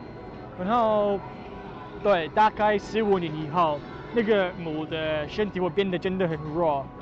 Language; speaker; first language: Chinese; non-native, learner; English